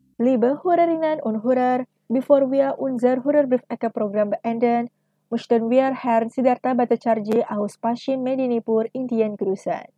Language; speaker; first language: German; non-native, fluent; Indonesian